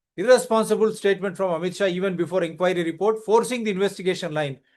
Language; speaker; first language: English; non-native, local second language; Telugu